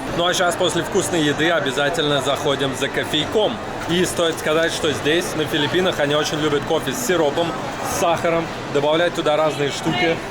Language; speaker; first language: Russian; native; Russian